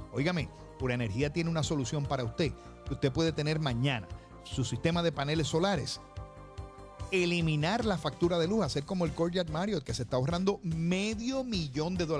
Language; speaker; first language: Spanish; native; Spanish